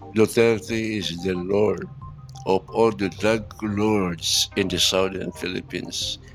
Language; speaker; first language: English; non-native, local second language; Cebuano